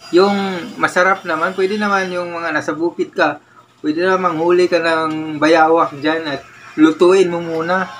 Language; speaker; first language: Filipino; non-native, local second language; Cebuano